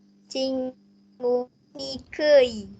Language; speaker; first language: Chinese; non-native, learner; Malay